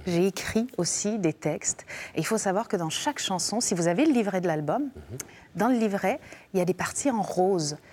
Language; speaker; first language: French; native; French